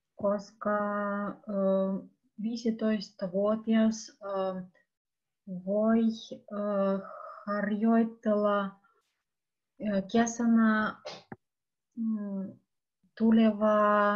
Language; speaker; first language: Finnish; non-native, learner; Russian